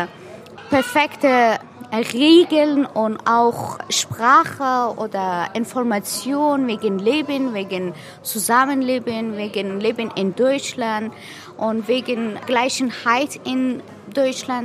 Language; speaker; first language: German; non-native, learner; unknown